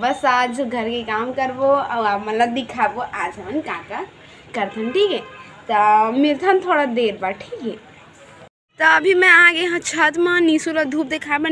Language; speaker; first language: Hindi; non-native, local second language; Chhattisgarhi